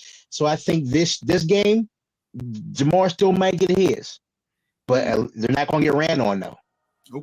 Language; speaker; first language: English; native; English